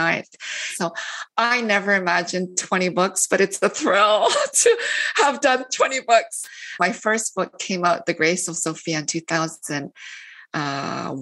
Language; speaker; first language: English; native; English